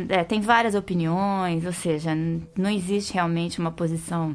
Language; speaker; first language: Portuguese; native; Portuguese